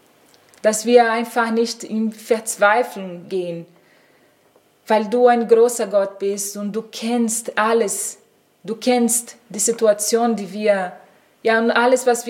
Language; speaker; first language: German; non-native, fluent; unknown